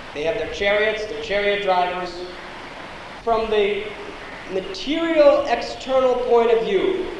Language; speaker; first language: English; native; English